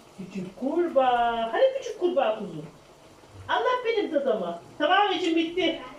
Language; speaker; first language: Turkish; native; Turkish